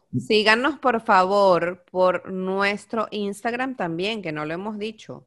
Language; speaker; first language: Spanish; native; Spanish